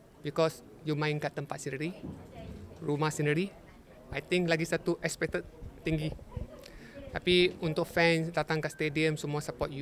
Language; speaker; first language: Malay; non-native, local second language; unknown